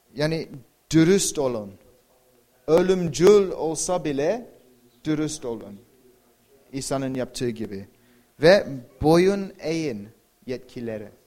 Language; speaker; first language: Turkish; non-native, fluent; English